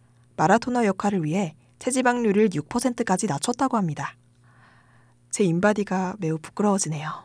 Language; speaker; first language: Korean; native; Korean